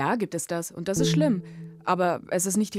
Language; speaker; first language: German; early bilingual, other home language; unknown